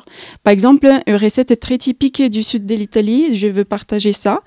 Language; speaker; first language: French; non-native, fluent; Italian